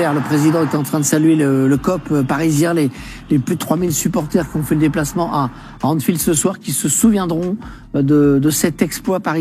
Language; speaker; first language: French; native; French